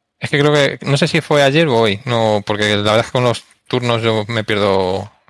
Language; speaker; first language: Spanish; native; Spanish